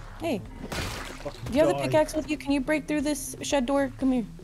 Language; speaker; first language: English; native; English